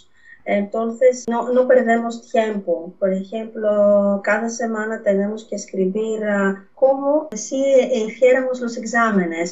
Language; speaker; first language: Spanish; non-native, fluent; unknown